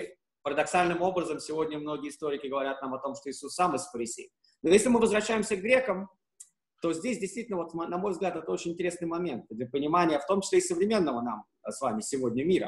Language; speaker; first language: Russian; native; Russian